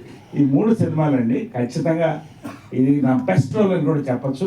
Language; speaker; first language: Telugu; native; Telugu